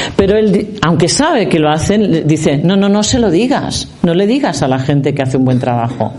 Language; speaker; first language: Spanish; native; Spanish